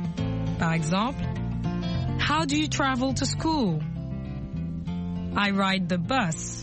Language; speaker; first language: English; non-native, fluent; French